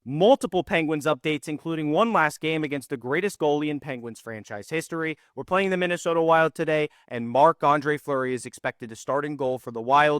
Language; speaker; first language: English; native; English